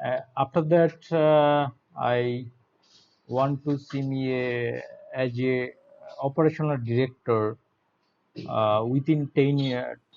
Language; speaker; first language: English; non-native, learner; Bangla